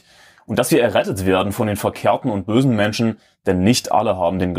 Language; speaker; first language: German; native; German